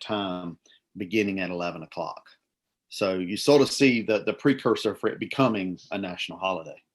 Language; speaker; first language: English; native; English